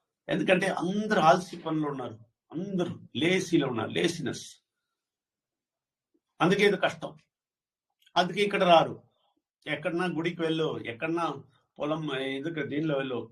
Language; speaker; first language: Telugu; non-native, learner; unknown